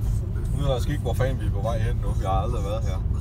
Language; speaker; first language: Danish; native; Danish